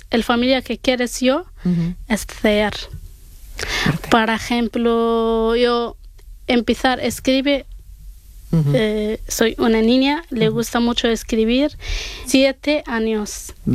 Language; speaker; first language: Spanish; non-native, learner; Arabic